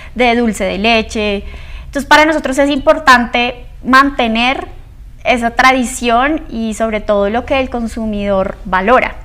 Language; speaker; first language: Spanish; native; Spanish